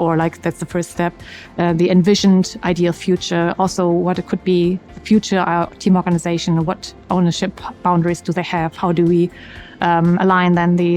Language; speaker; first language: English; non-native, fluent; German